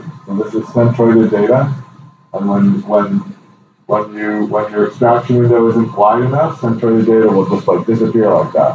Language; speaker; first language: English; native; English